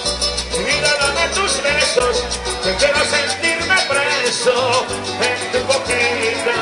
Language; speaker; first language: Spanish; native; Spanish